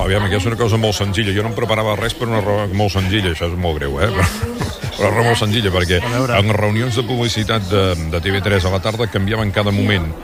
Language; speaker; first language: Catalan; native; Catalan